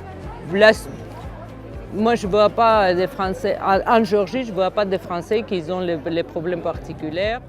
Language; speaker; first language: French; non-native, fluent; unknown